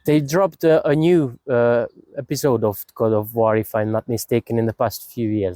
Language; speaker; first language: English; non-native, fluent; Hungarian